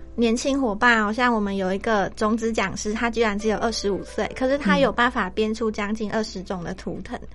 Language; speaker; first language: Chinese; native; Chinese